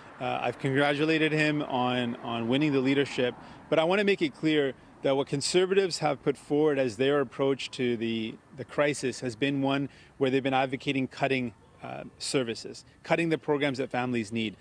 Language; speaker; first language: English; early bilingual, other home language; Punjabi